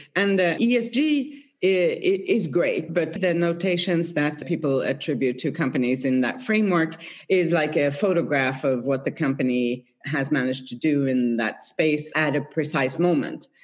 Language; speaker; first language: English; non-native, fluent; Swedish